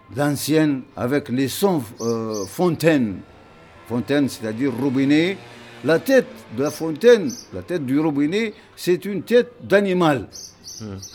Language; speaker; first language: French; non-native, local second language; Arabic